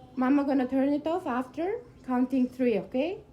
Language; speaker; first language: English; non-native, fluent; Mongolian